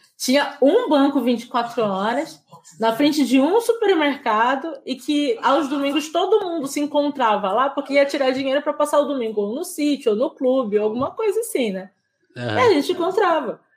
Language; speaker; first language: Portuguese; native; Portuguese